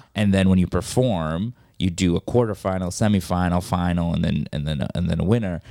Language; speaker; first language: English; native; English